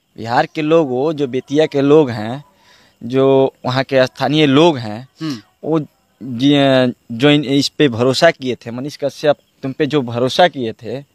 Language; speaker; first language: Hindi; native; Hindi